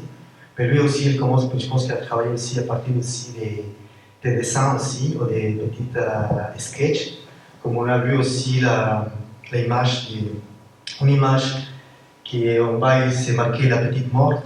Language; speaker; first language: French; non-native, fluent; Spanish